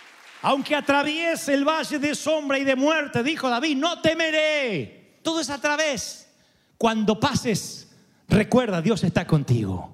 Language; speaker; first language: Spanish; native; Spanish